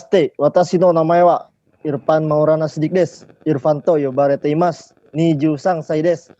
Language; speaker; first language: Japanese; non-native, learner; Indonesian